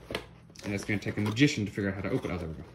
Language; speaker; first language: English; native; English